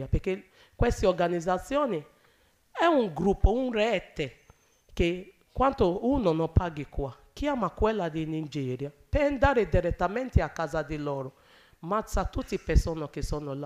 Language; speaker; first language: Italian; non-native, learner; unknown